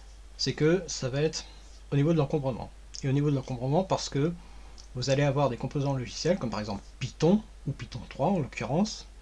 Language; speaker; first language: French; native; French